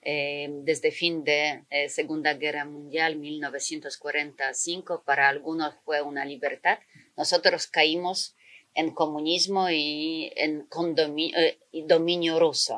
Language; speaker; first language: Spanish; non-native, fluent; Polish